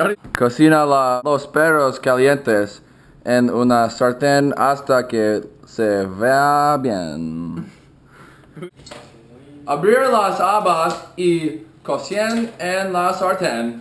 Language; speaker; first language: Spanish; non-native, learner; English